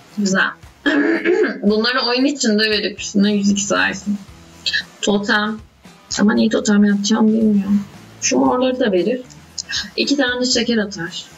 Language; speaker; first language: Turkish; native; Turkish